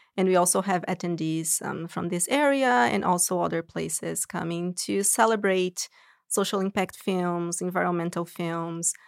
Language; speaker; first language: English; non-native, fluent; Portuguese